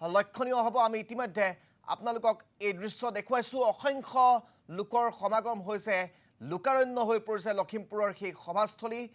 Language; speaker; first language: Assamese; native; Assamese